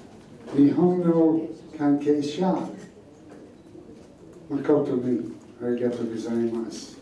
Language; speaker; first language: Japanese; non-native, learner; English